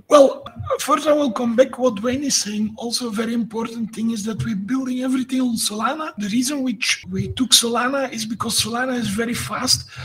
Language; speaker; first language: English; non-native, fluent; Dutch